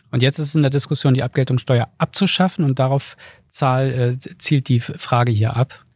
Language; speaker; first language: German; native; German